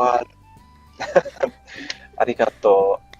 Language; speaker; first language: Japanese; non-native, learner; English